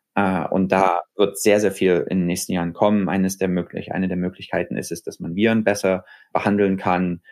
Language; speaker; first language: German; native; German